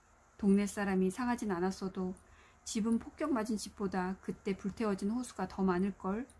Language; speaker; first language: Korean; native; Korean